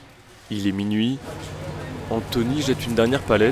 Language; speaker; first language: French; native; French